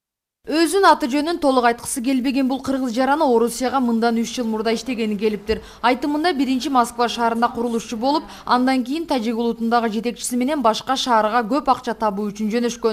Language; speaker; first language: Kyrgyz; native; Kyrgyz